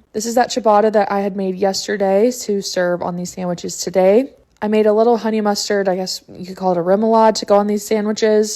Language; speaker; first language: English; native; English